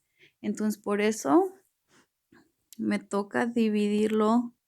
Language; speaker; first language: Spanish; early bilingual, heritage; Spanish